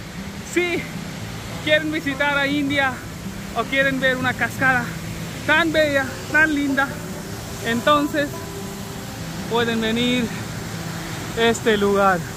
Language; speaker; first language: Spanish; non-native, learner; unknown